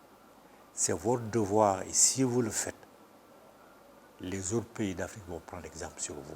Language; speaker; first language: French; non-native, local second language; Bambara